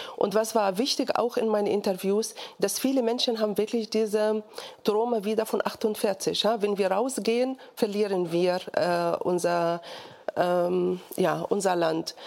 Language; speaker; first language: German; non-native, fluent; Arabic